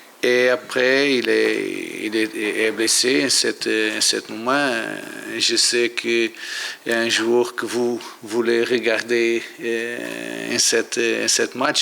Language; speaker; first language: French; non-native, learner; Portuguese